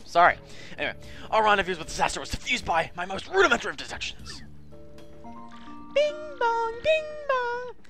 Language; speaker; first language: English; native; English